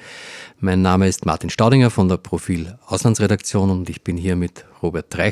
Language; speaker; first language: German; native; German